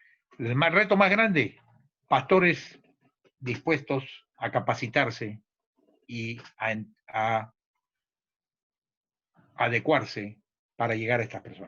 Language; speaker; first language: Spanish; native; Spanish